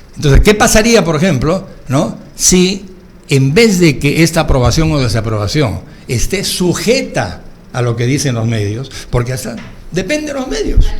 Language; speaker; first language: Spanish; native; Spanish